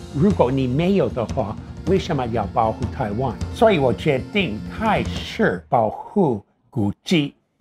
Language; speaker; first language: Chinese; non-native, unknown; English